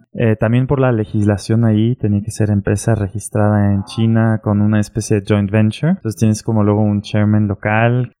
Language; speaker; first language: Spanish; early bilingual, heritage; German